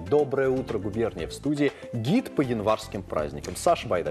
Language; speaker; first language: Russian; native; Russian